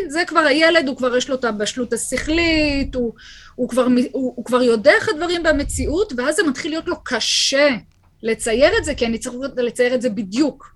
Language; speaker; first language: Hebrew; native; Hebrew